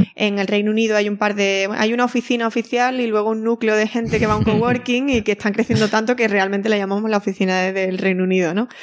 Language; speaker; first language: Spanish; native; Spanish